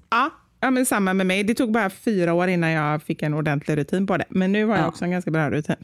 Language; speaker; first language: Swedish; native; Swedish